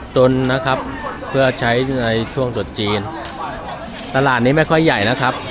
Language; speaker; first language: Thai; non-native, fluent; Chinese